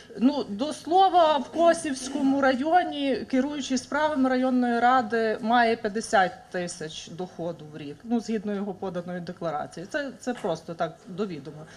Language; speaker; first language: Ukrainian; native; Ukrainian